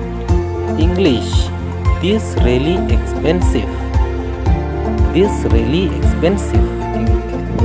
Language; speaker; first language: English; non-native, learner; Khasi